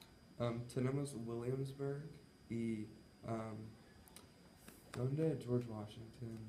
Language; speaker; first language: Spanish; non-native, learner; English